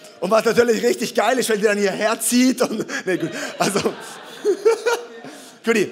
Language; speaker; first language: German; native; German